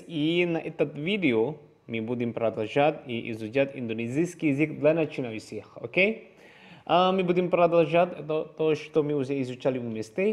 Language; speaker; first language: Russian; non-native, learner; Javanese